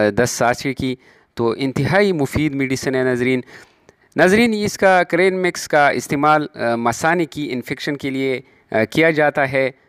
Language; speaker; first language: Urdu; non-native, local second language; Pashto